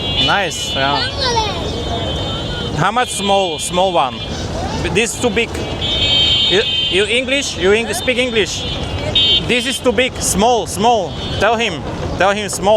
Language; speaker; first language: English; non-native, learner; Slovak